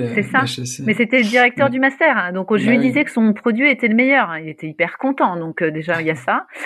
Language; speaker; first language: French; native; French